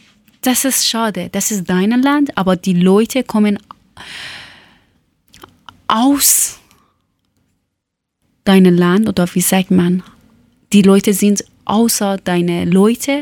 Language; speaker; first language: German; non-native, fluent; Persian